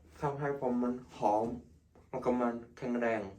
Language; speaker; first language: Thai; early bilingual, heritage; Thai